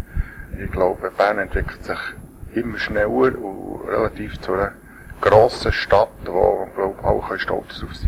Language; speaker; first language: German; native; German